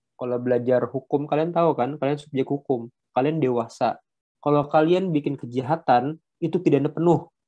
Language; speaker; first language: Indonesian; non-native, local second language; Banjar